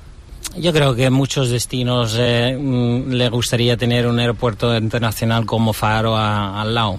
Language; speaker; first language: Spanish; non-native, fluent; Dutch